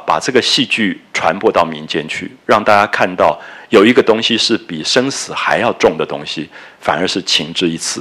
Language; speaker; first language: Chinese; native; Chinese